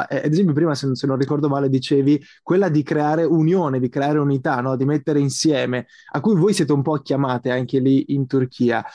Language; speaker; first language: Italian; native; Italian